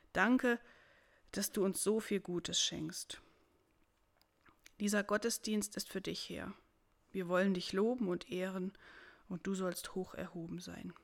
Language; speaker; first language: German; native; German